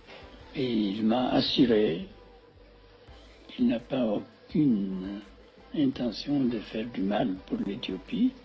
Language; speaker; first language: French; non-native, fluent; Amharic